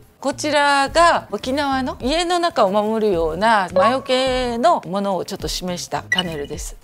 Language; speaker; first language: Japanese; native; Japanese